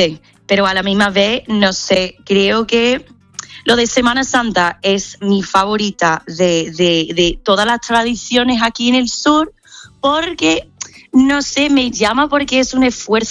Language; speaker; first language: Spanish; non-native, fluent; English